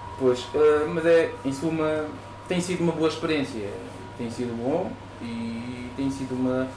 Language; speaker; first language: Portuguese; native; Portuguese